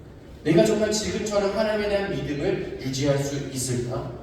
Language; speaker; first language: Korean; native; Korean